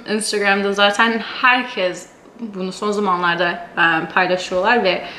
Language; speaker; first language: Turkish; early bilingual, heritage; Turkish